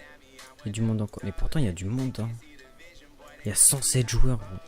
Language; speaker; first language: French; native; French